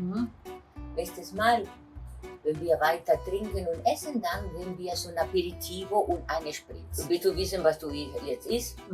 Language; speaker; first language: German; non-native, fluent; Italian